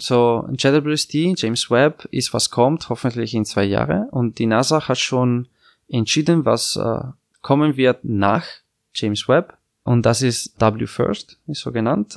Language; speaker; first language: German; non-native, fluent; Italian